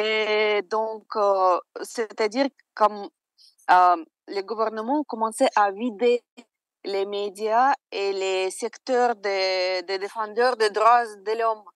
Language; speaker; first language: French; non-native, fluent; Russian